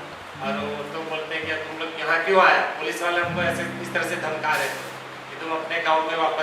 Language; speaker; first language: Hindi; native; Hindi